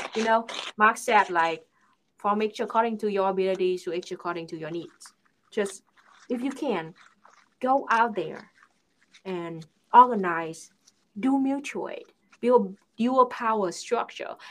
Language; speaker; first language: English; non-native, fluent; Vietnamese